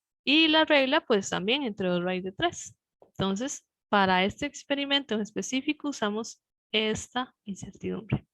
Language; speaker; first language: Spanish; native; Spanish